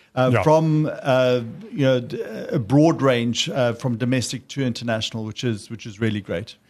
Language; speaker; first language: English; native; English